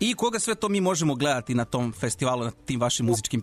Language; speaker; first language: Serbian; native; Serbian